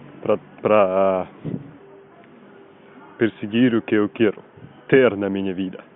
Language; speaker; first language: Portuguese; non-native, learner; Spanish